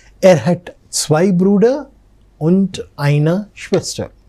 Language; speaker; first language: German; non-native, fluent; Telugu